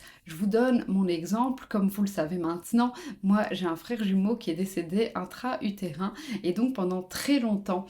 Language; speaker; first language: French; native; French